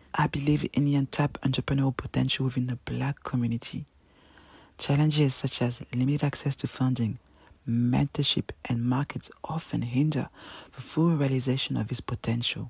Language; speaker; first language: English; non-native, fluent; French